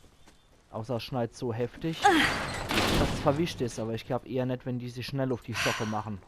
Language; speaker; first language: German; native; German